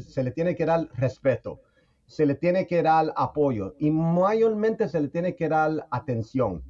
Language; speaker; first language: Spanish; early bilingual, heritage; Spanish